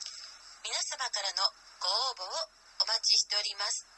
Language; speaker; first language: Japanese; native; Japanese